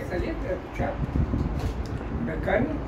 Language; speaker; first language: English; non-native, learner; Spanish